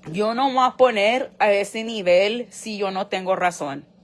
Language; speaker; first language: Spanish; early bilingual, heritage; Spanish